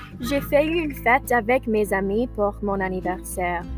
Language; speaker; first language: French; non-native, learner; English